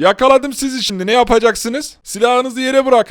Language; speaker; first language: Turkish; native; Turkish